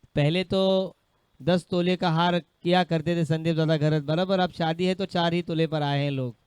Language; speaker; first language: Hindi; non-native, local second language; Marathi